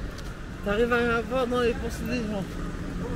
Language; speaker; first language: French; native; French